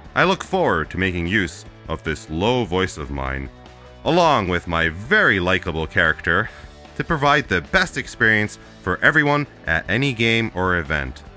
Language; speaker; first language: English; early bilingual, other home language; Japanese